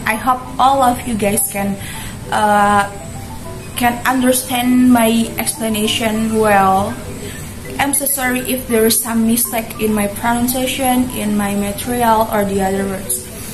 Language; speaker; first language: English; non-native, learner; Indonesian